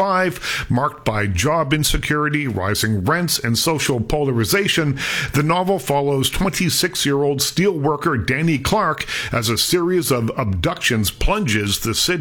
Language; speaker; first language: English; native; English